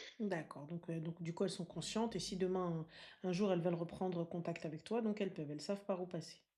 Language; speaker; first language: French; native; French